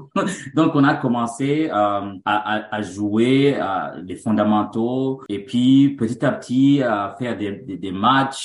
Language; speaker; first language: French; non-native, local second language; Rundi